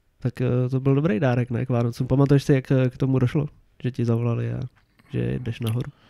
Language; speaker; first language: Czech; native; Czech